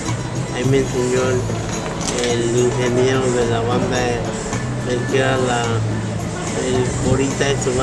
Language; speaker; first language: Spanish; native; Spanish